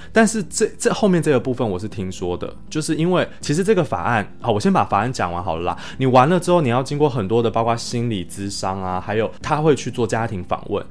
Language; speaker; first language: Chinese; native; Chinese